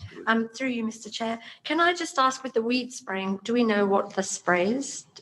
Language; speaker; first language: English; native; English